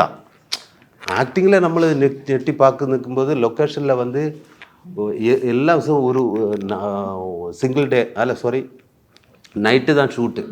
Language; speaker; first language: Tamil; non-native, learner; Malayalam